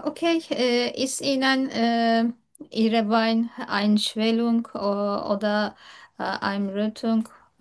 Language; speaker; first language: German; non-native, learner; Turkish